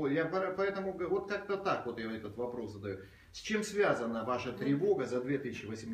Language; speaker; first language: Russian; native; Russian